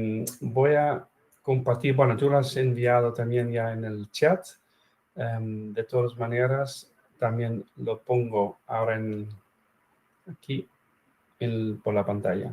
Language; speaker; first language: Spanish; non-native, fluent; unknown